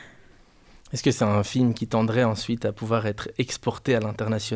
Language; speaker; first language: French; native; French